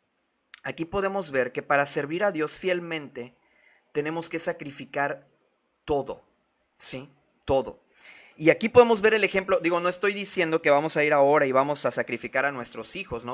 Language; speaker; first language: Spanish; native; Spanish